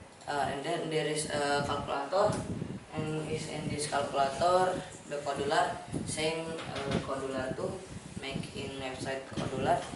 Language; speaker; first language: English; non-native, learner; Indonesian